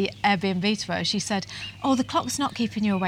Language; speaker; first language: English; native; English